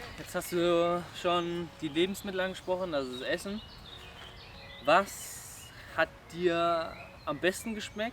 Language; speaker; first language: German; native; German